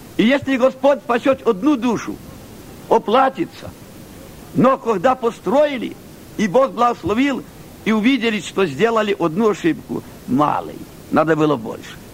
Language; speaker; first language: Russian; non-native, local second language; Ukrainian